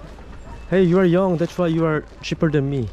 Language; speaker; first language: English; non-native, learner; Korean